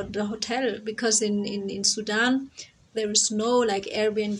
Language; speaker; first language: English; non-native, fluent; German